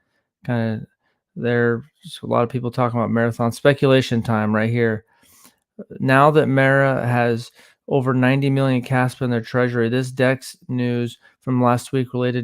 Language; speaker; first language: English; native; English